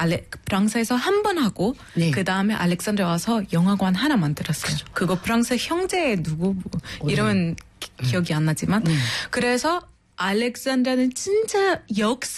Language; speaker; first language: Korean; non-native, fluent; Arabic